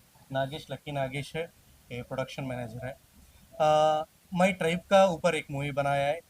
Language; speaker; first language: Hindi; non-native, local second language; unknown